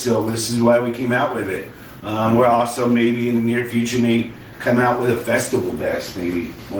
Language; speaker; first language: English; native; English